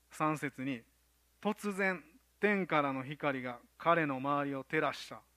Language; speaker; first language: Japanese; native; Japanese